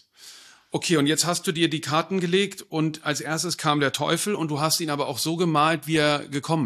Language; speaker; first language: German; native; German